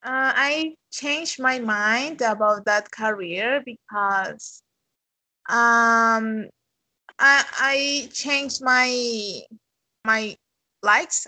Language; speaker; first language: English; non-native, fluent; Spanish